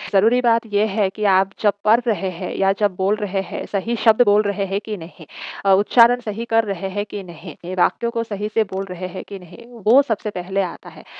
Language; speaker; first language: Hindi; non-native, local second language; Assamese